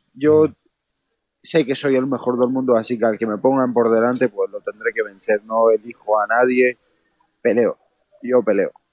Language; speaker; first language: Spanish; non-native, fluent; Georgian